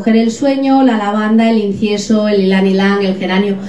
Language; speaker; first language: Spanish; native; Spanish